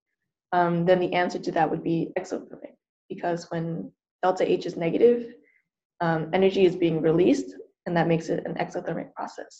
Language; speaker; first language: English; native; English